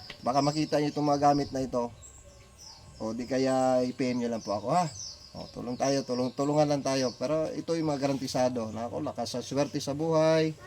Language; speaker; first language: Filipino; non-native, local second language; Cebuano